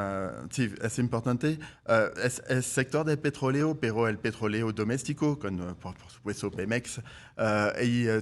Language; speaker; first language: Spanish; non-native, fluent; French